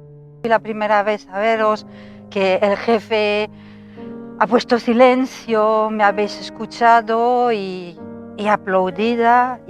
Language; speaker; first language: Spanish; non-native, fluent; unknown